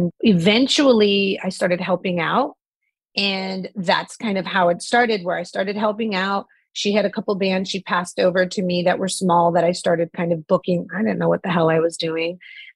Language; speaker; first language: English; native; English